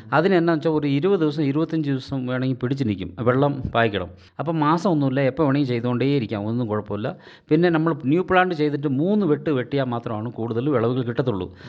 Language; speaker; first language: Malayalam; non-native, local second language; Tamil